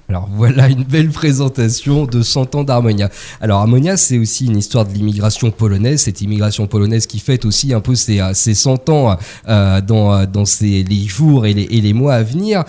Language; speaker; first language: French; native; French